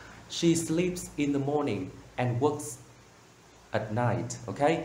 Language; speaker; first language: English; non-native, fluent; Vietnamese